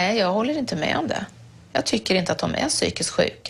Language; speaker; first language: Swedish; native; Swedish